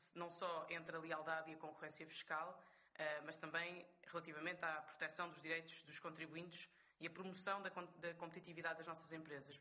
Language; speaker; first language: Portuguese; native; Portuguese